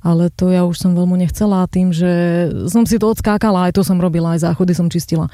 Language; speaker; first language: Slovak; native; Slovak